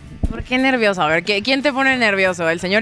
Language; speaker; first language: Spanish; native; Spanish